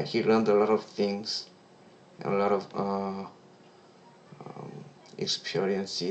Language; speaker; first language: English; non-native, learner; Korean